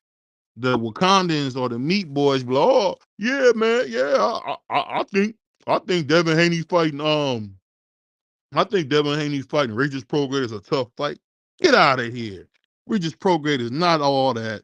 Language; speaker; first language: English; native; English